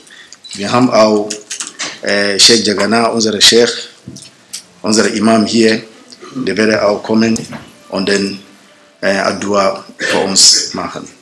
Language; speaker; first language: German; non-native, learner; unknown